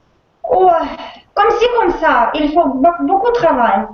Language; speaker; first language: French; non-native, learner; Russian